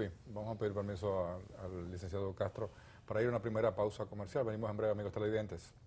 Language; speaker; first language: Spanish; native; Spanish